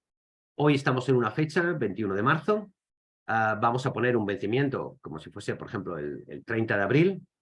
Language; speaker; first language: Spanish; native; Spanish